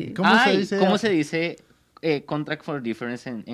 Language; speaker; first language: Spanish; native; Spanish